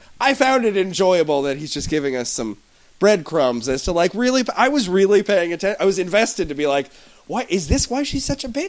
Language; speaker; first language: English; native; English